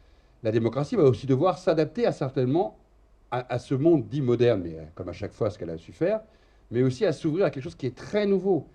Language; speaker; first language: French; native; French